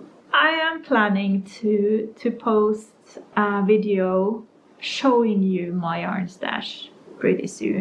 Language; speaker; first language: English; non-native, fluent; Norwegian